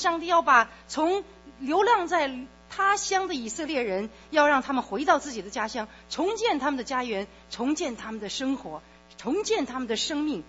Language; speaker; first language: Chinese; native; Chinese